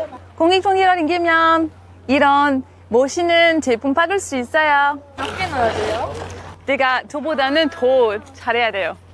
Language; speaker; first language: Korean; non-native, fluent; French